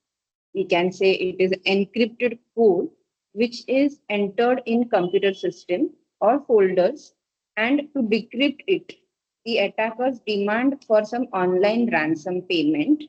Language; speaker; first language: English; non-native, local second language; Marathi